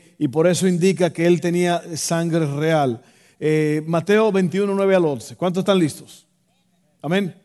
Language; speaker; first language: Spanish; native; Spanish